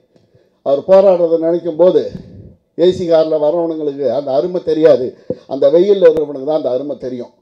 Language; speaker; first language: Tamil; native; Tamil